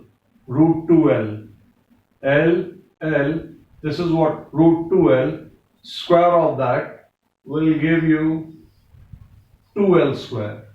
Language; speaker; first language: English; non-native, local second language; Hindi